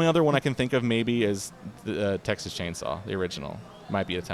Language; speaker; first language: English; native; English